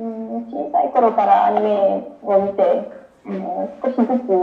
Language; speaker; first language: Japanese; non-native, fluent; Romanian